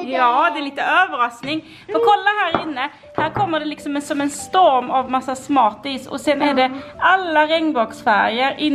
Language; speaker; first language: Swedish; native; Swedish